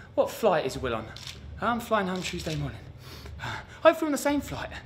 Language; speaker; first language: English; native; English